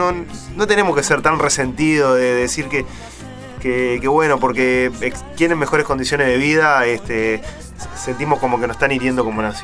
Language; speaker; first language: Spanish; native; Spanish